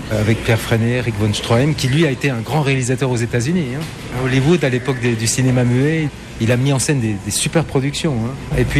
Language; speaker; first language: French; native; French